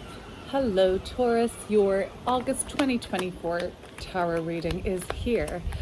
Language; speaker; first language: English; native; English